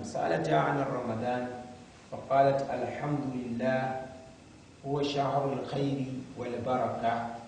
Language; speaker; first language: Arabic; non-native, fluent; Hausa